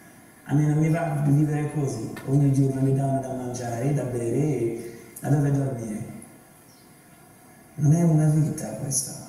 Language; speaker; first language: Italian; non-native, fluent; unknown